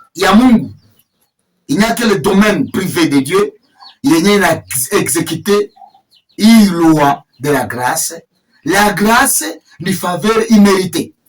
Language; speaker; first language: French; non-native, local second language; Swahili